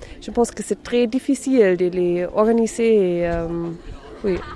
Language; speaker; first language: French; non-native, fluent; German